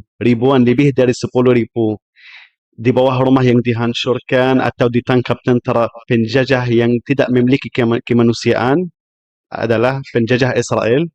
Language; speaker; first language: Indonesian; non-native, fluent; Arabic